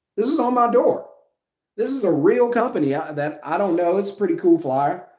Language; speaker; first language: English; native; English